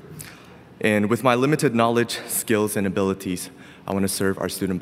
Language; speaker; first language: English; non-native, fluent; Chinese